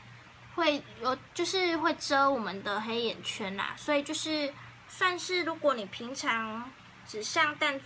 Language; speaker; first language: Chinese; native; Chinese